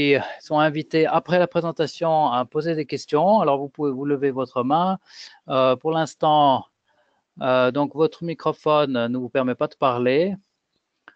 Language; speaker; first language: French; native; French